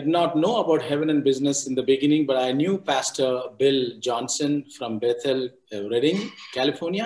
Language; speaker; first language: English; non-native, local second language; Telugu